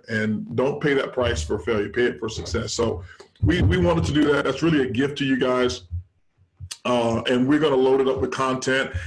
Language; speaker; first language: English; native; English